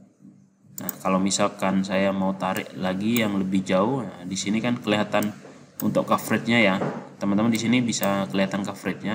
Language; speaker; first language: Indonesian; native; Indonesian